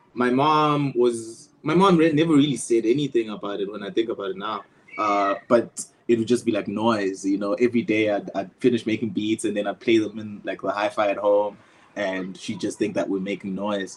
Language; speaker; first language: English; non-native, local second language; Zulu